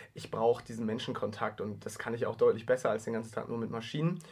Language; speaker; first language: German; native; German